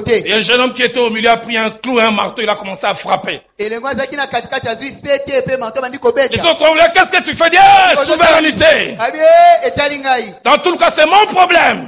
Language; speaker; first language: French; non-native, local second language; Lingala